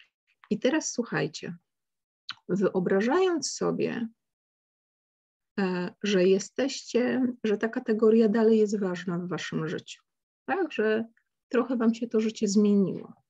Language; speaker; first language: Polish; native; Polish